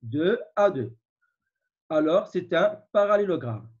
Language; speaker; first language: French; non-native, local second language; Arabic